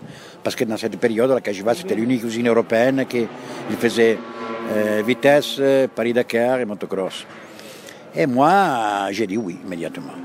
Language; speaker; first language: French; non-native, fluent; Italian